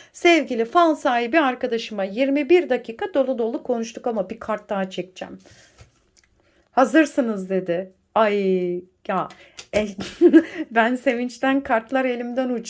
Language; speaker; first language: Turkish; native; Turkish